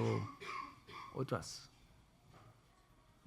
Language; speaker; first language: Spanish; non-native, fluent; German